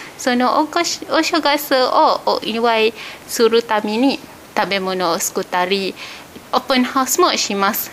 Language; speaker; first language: Japanese; non-native, fluent; Malay